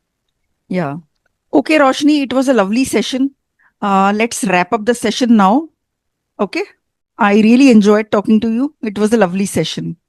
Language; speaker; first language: English; non-native, fluent; Hindi